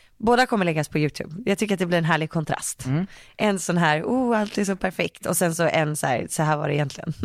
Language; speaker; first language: Swedish; native; Swedish